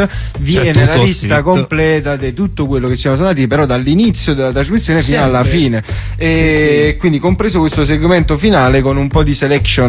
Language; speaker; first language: Italian; native; Italian